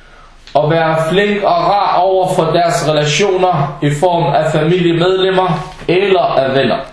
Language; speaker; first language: Danish; non-native, fluent; Arabic